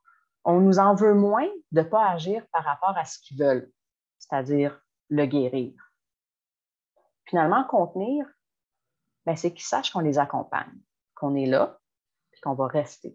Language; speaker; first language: French; native; French